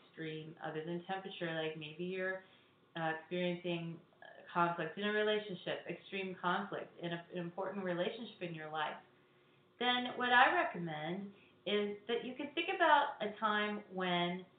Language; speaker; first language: English; native; English